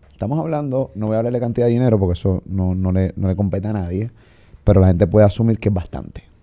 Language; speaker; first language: Spanish; native; Spanish